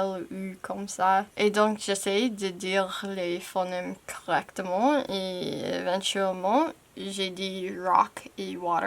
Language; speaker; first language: French; non-native, fluent; English